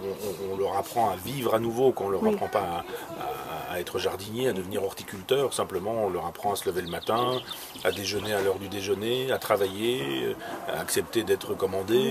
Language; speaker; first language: French; native; French